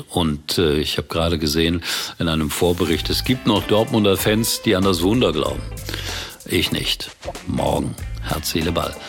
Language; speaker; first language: German; native; German